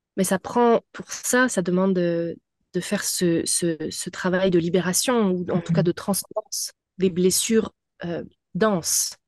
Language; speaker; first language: French; native; French